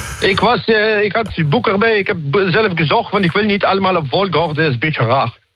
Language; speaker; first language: Dutch; non-native, fluent; Arabic